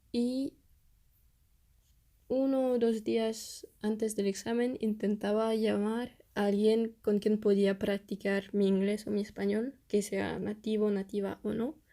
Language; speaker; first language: Spanish; non-native, fluent; French